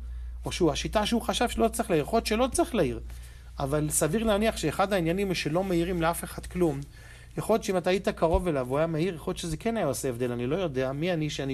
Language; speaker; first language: Hebrew; native; Hebrew